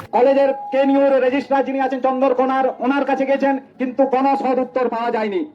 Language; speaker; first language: Bangla; non-native, local second language; Santali